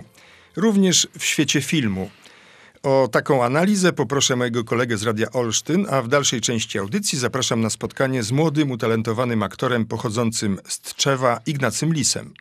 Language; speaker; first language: Polish; native; Polish